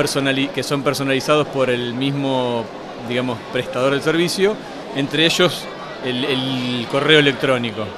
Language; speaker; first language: Spanish; native; Spanish